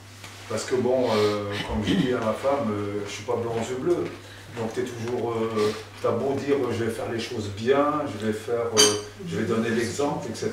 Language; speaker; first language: French; native; French